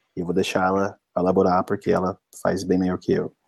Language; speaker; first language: Portuguese; non-native, fluent; English